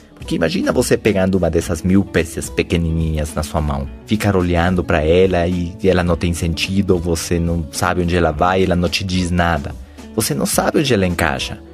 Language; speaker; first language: Portuguese; non-native, fluent; Spanish